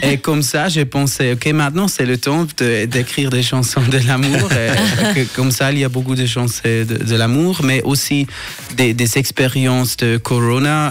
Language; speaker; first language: French; non-native, local second language; German